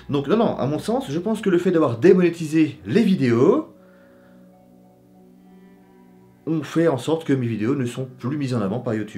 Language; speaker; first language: French; native; French